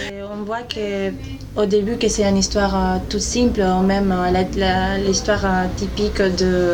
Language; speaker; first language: French; non-native, fluent; Spanish